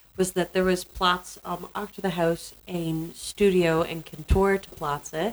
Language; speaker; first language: Dutch; non-native, learner; English